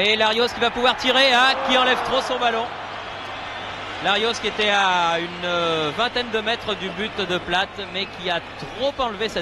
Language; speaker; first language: French; native; French